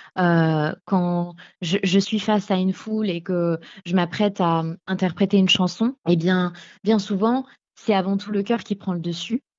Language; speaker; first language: French; native; French